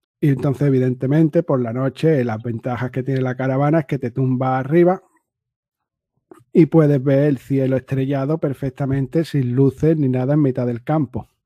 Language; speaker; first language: Spanish; native; Spanish